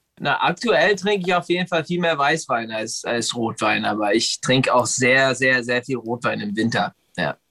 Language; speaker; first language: German; non-native, fluent; English